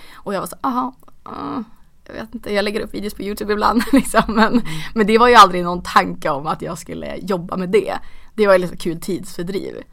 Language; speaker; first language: Swedish; native; Swedish